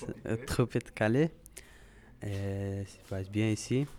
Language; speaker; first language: French; non-native, learner; Persian